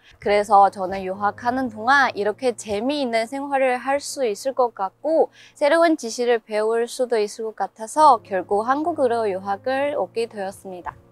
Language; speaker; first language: Korean; non-native, fluent; Chinese